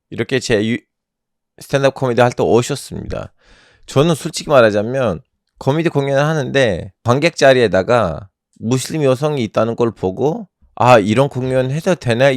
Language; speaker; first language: Korean; non-native, fluent; Turkish